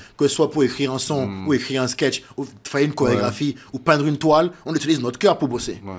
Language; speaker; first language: French; native; French